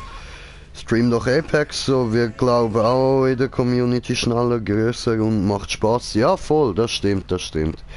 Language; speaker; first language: German; native; German